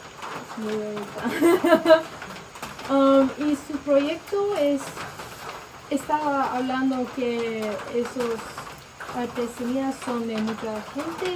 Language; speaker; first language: Spanish; non-native, learner; English